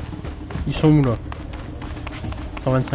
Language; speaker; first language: French; native; French